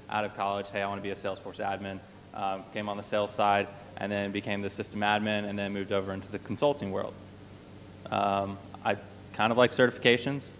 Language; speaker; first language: English; native; English